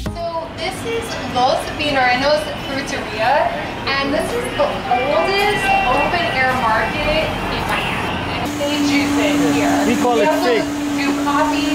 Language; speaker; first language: English; native; English